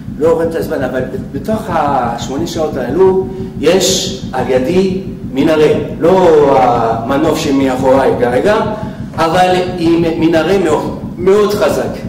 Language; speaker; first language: Hebrew; non-native, fluent; French